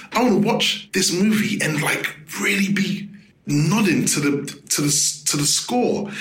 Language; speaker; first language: English; native; English